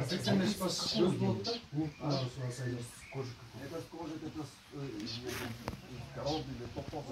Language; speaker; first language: Russian; non-native, learner; Kyrgyz